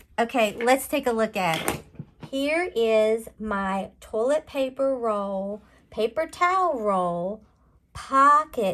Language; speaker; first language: English; native; English